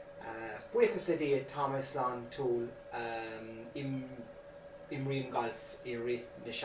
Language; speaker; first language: Irish; non-native, local second language; English